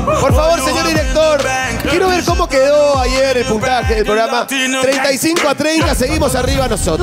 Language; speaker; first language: Spanish; native; Spanish